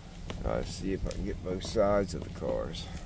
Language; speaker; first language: English; native; English